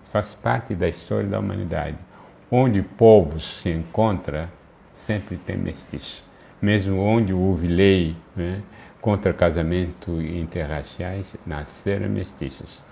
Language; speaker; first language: Portuguese; non-native, fluent; Luba-Lulua